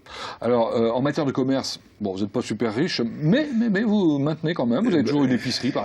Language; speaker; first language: French; native; French